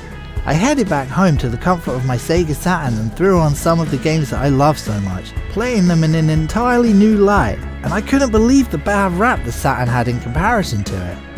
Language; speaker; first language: English; native; English